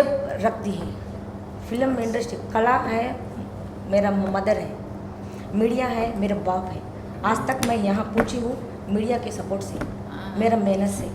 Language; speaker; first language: Hindi; non-native, local second language; Lambadi